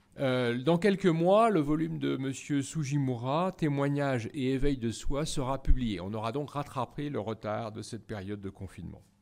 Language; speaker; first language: French; native; French